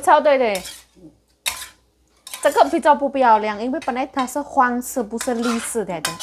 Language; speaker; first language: Chinese; non-native, learner; Indonesian